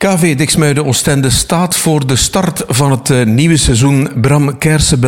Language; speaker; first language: Dutch; native; Dutch